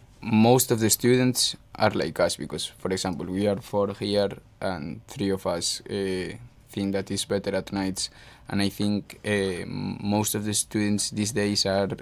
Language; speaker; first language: English; non-native, fluent; Spanish